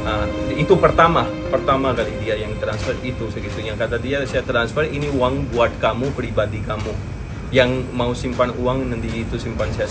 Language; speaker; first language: Indonesian; non-native, fluent; Hindi